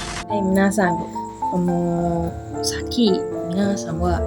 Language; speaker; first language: Japanese; non-native, learner; Indonesian